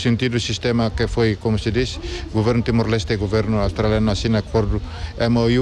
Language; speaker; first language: Portuguese; non-native, local second language; Tetum